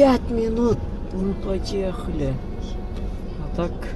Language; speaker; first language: Russian; non-native, learner; Kyrgyz